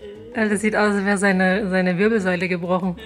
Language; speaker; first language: German; native; German